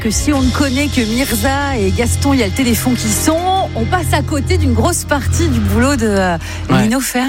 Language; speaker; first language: French; native; French